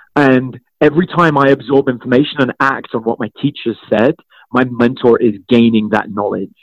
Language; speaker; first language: English; native; English